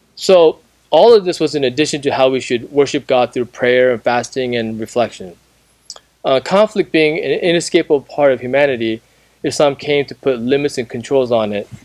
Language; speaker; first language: English; native; English